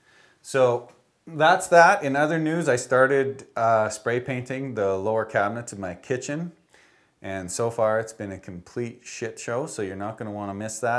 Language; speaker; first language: English; native; English